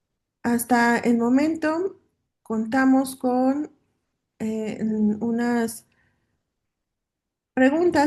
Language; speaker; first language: Spanish; native; Spanish